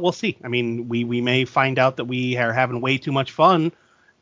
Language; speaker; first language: English; native; English